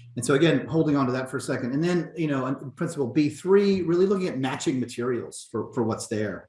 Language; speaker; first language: English; native; English